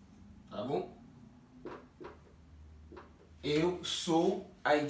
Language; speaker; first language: Portuguese; non-native, fluent; Haitian Creole